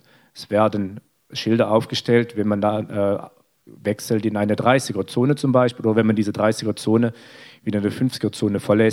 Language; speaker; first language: German; native; German